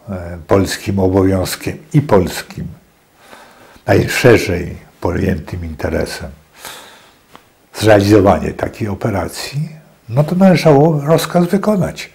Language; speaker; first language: Polish; native; Polish